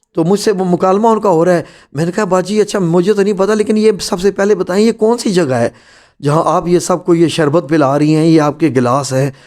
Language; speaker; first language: Urdu; non-native, local second language; Punjabi